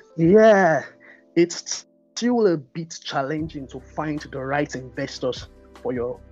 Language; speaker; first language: English; non-native, local second language; Yoruba